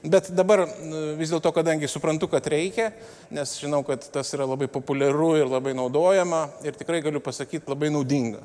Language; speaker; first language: Lithuanian; native; Lithuanian